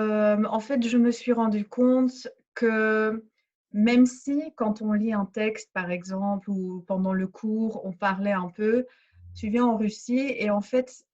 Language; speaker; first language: French; early bilingual, other home language; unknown